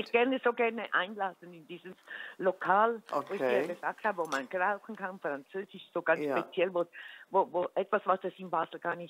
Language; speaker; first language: German; native; German